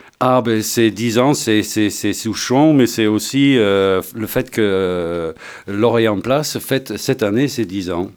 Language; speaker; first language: French; non-native, fluent; English